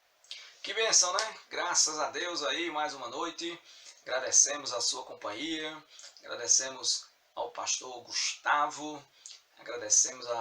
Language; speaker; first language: Portuguese; native; Portuguese